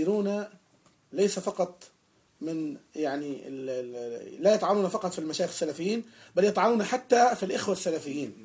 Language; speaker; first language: Arabic; native; Arabic